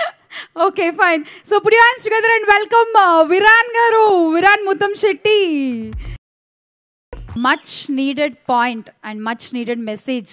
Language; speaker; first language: Telugu; native; Telugu